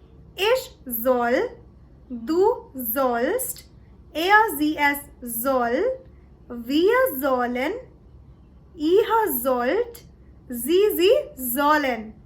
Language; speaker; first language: German; non-native, learner; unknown